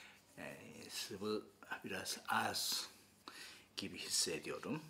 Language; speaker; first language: Turkish; non-native, fluent; Korean